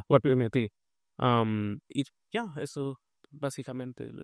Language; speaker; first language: Spanish; early bilingual, heritage; Spanish